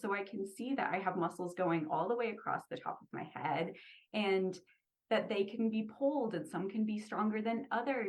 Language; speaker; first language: English; native; English